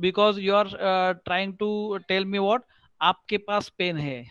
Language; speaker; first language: Hindi; non-native, local second language; Marathi